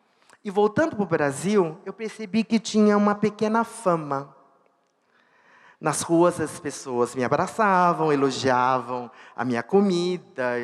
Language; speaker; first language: Portuguese; early bilingual, other home language; Chinese